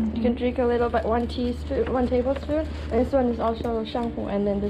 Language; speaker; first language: English; non-native, learner; Thai